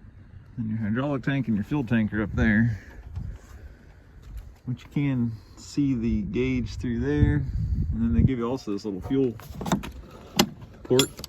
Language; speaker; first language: English; native; English